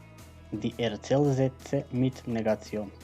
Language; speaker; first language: German; non-native, fluent; Macedonian